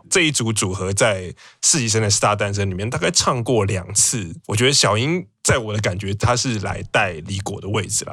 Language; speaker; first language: Chinese; native; Chinese